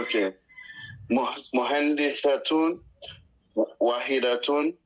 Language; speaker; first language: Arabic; non-native, learner; English